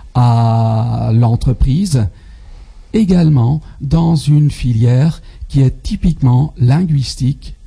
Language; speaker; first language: French; non-native, fluent; Dutch